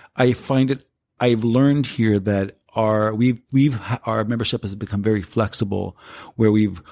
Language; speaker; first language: English; native; English